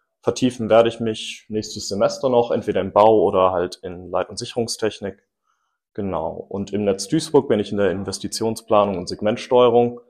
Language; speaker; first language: German; early bilingual, other home language; English